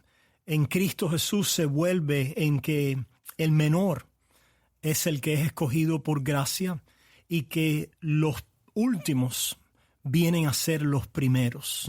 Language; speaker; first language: Spanish; native; Spanish